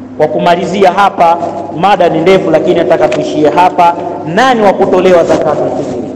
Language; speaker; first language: Swahili; native; Swahili